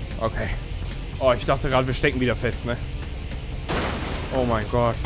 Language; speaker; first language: German; native; German